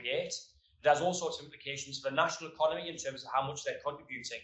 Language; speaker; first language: English; native; English